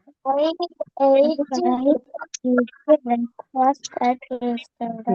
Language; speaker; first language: English; non-native, learner; Malayalam